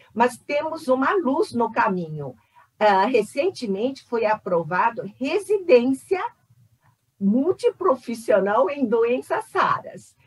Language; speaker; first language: Portuguese; early bilingual, other home language; Korean